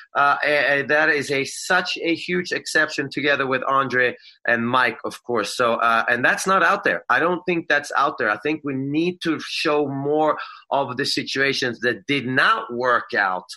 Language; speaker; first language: English; non-native, fluent; Swedish